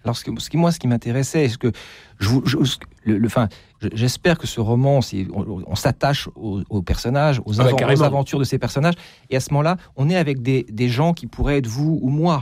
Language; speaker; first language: French; native; French